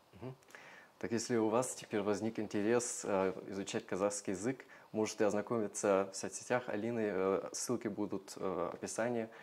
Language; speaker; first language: Russian; non-native, fluent; German